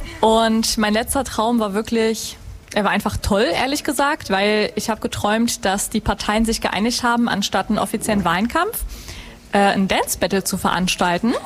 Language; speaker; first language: German; native; German